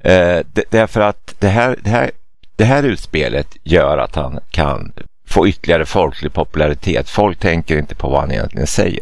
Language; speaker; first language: Swedish; native; Swedish